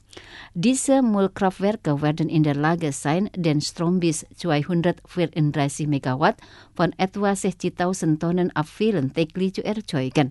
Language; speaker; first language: German; non-native, fluent; Indonesian